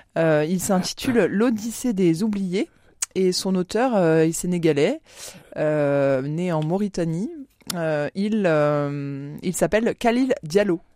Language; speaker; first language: French; native; French